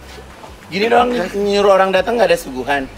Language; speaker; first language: Indonesian; native; Indonesian